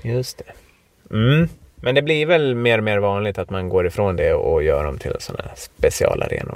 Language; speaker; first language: Swedish; native; Swedish